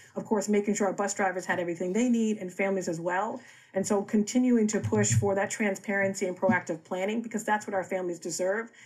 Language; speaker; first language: English; native; English